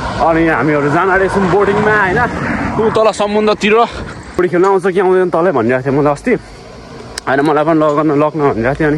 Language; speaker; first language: English; non-native, learner; Nepali